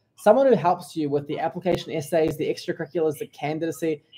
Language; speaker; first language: English; native; English